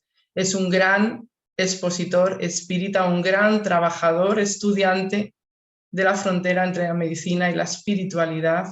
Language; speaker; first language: Spanish; native; Spanish